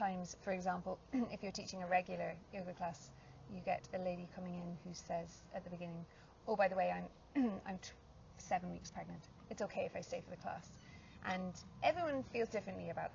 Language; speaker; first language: English; native; English